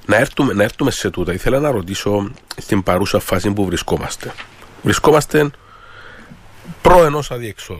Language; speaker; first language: Greek; native; Greek